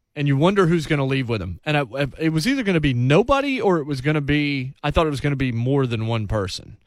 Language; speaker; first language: English; native; English